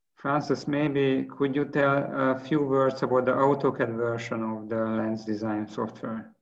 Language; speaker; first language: English; non-native, fluent; Hungarian